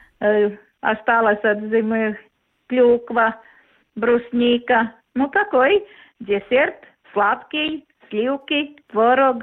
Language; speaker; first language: Russian; non-native, local second language; Latvian